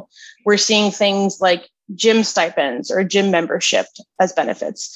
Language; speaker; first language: English; native; English